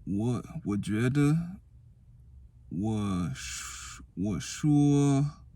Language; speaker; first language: Chinese; non-native, learner; English